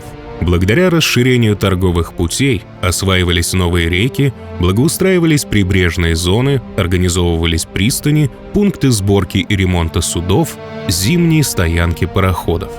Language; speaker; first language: Russian; native; Russian